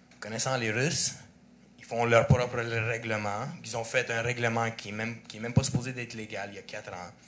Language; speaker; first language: French; early bilingual, other home language; Russian